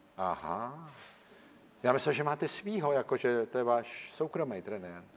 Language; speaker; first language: Czech; native; Czech